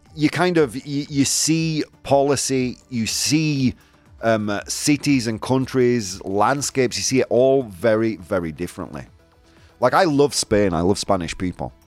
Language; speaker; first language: English; native; English